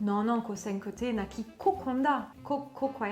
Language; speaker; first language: Korean; non-native, fluent; French